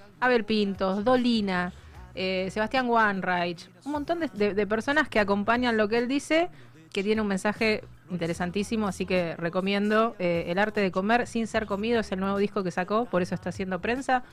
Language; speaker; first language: Spanish; native; Spanish